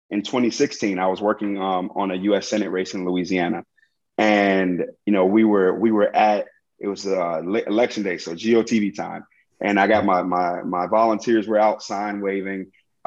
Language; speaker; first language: English; native; English